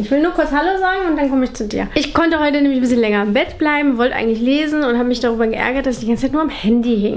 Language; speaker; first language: German; native; German